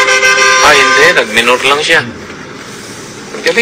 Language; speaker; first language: Filipino; native; Filipino